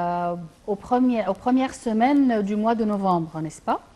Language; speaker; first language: French; non-native, local second language; Arabic